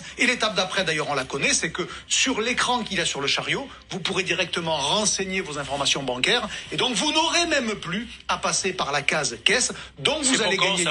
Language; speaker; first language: French; native; French